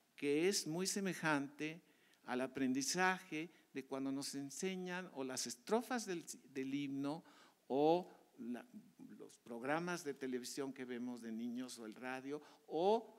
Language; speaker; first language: Spanish; native; Spanish